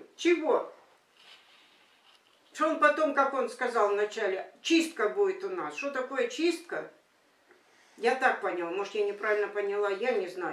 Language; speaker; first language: Russian; native; Russian